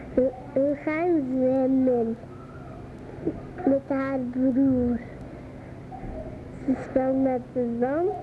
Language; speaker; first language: Dutch; early bilingual, other home language; Arabic